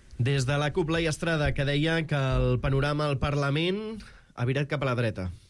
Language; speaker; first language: Catalan; native; Catalan